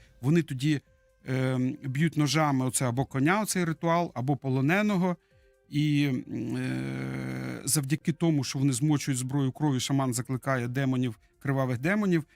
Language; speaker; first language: Ukrainian; native; Ukrainian